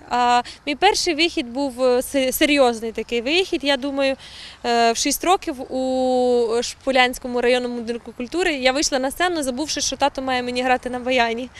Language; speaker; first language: Ukrainian; native; Ukrainian